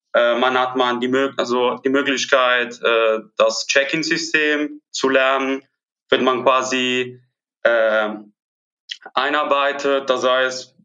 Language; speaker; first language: German; non-native, fluent; Italian